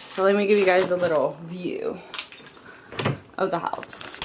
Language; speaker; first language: English; early bilingual, other home language; Spanish